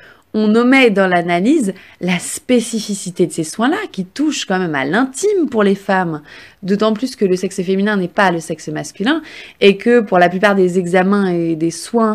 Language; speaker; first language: French; native; French